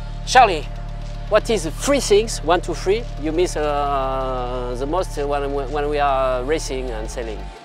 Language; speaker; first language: English; non-native, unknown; French